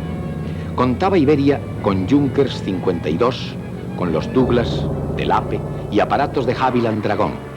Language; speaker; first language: Spanish; native; Spanish